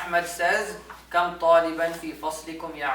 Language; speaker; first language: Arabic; non-native, fluent; English